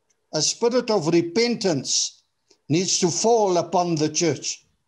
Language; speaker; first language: English; non-native, local second language; Afrikaans